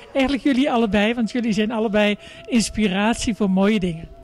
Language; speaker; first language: Dutch; native; Dutch